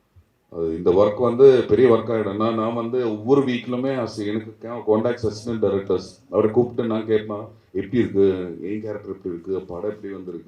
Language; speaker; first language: Tamil; non-native, learner; Malayalam